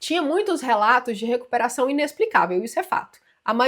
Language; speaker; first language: Portuguese; native; Portuguese